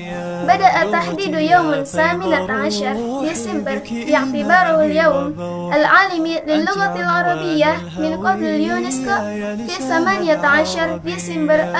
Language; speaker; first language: Arabic; non-native, learner; Indonesian